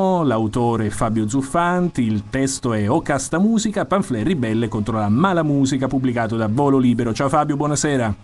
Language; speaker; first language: Italian; native; Italian